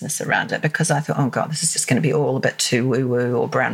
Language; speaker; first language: English; native; English